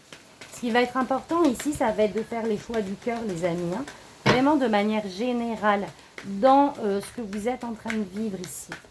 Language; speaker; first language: French; native; French